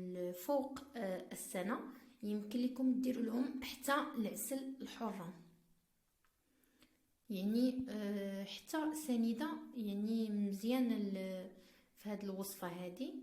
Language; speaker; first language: Arabic; native; Arabic